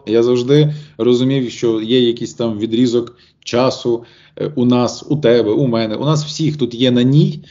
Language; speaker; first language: Ukrainian; native; Ukrainian